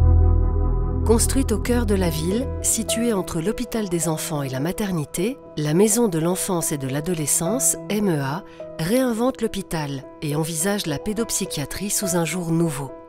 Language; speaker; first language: French; native; French